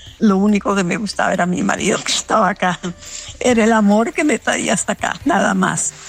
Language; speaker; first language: Spanish; native; Spanish